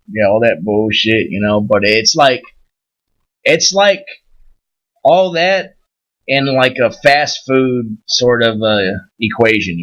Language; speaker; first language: English; native; English